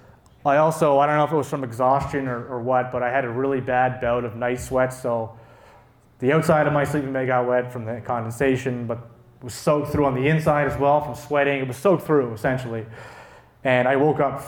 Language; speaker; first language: English; native; English